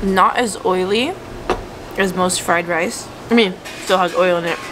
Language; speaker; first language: English; native; English